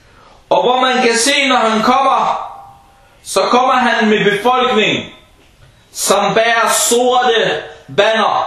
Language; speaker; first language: Danish; early bilingual, other home language; Arabic